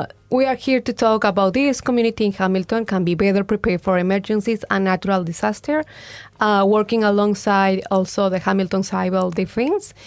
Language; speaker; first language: English; non-native, fluent; Spanish